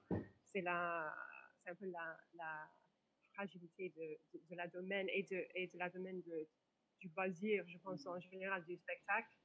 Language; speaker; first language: French; non-native, fluent; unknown